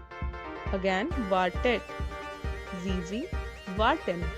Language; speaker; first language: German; non-native, learner; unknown